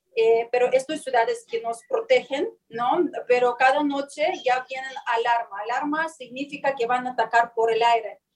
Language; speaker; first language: Spanish; non-native, learner; Ukrainian